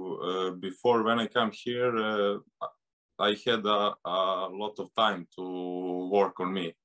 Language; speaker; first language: English; non-native, learner; Serbian